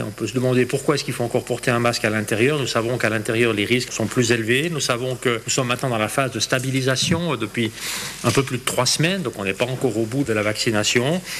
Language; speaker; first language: French; native; French